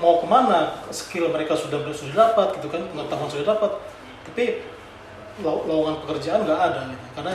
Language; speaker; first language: Indonesian; native; Indonesian